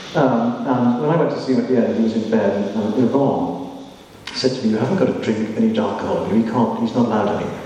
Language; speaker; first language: English; native; English